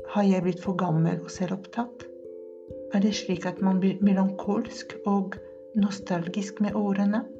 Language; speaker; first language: Norwegian; non-native, fluent; French